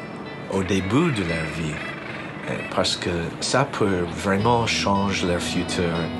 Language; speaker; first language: French; non-native, learner; English